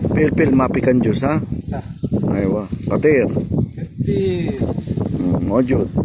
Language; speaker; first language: Filipino; native; Filipino